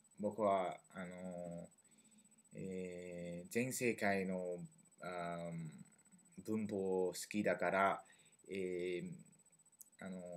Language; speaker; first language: Japanese; non-native, learner; French